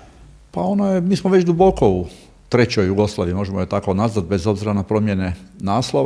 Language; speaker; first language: Croatian; native; Croatian